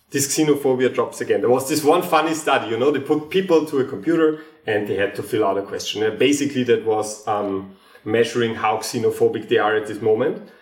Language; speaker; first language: English; non-native, fluent; German